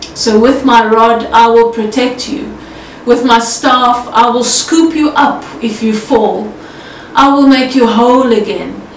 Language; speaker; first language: English; non-native, local second language; Afrikaans